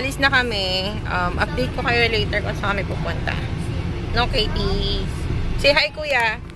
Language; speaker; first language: Filipino; native; Filipino